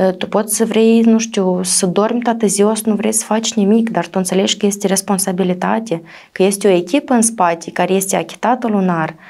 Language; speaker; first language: Romanian; native; Romanian